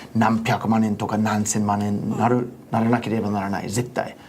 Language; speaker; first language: Japanese; non-native, learner; English